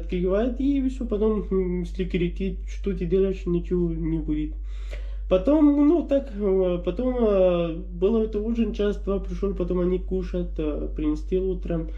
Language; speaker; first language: Russian; non-native, learner; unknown